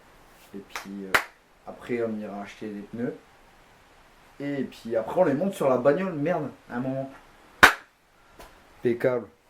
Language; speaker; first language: French; native; French